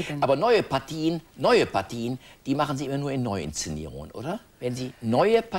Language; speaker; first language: German; native; German